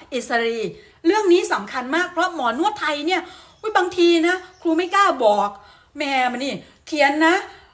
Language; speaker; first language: Thai; native; Thai